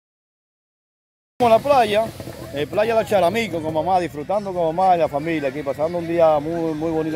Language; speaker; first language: Spanish; native; Spanish